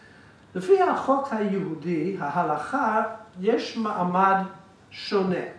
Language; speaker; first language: Hebrew; non-native, fluent; English